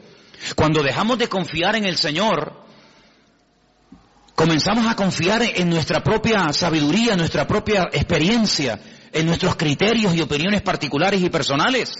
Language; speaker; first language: Spanish; native; Spanish